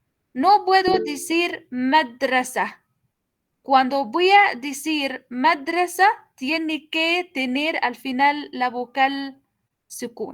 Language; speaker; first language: Spanish; non-native, fluent; Arabic